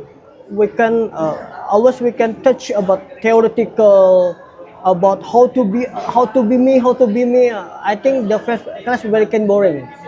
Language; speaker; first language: English; non-native, learner; Indonesian